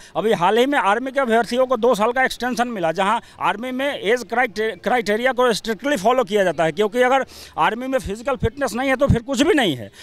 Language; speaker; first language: Hindi; native; Hindi